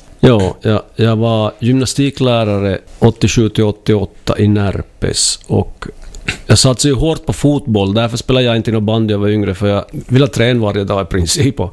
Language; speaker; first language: Swedish; native; Swedish